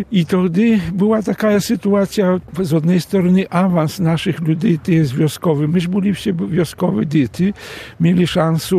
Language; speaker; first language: Polish; non-native, local second language; Belarusian